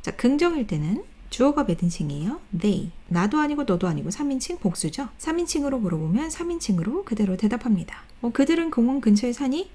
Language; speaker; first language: Korean; native; Korean